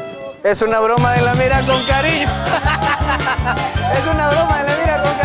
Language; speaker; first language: Spanish; native; Spanish